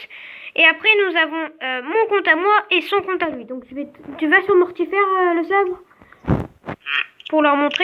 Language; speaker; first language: French; native; French